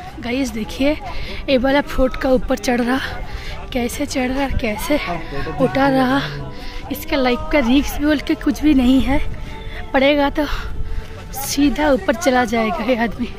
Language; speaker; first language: Hindi; non-native, local second language; Bangla